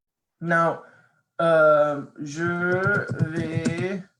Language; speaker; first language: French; non-native, fluent; English